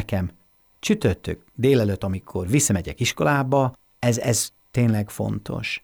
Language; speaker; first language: Hungarian; non-native, fluent; English